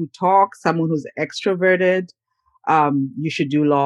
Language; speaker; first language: English; non-native, local second language; Ganda